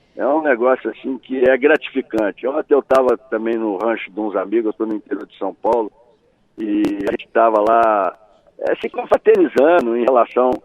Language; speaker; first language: Portuguese; native; Portuguese